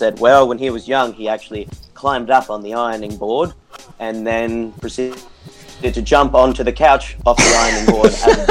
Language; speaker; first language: English; native; English